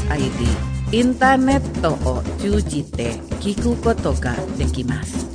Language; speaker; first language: Japanese; non-native, fluent; Indonesian